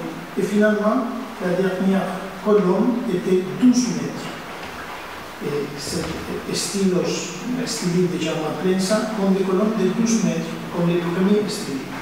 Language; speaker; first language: French; non-native, fluent; Spanish